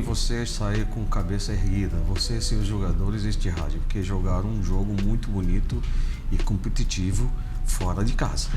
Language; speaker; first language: Portuguese; non-native, fluent; Arabic